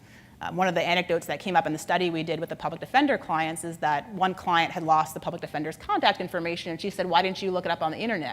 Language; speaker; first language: English; native; English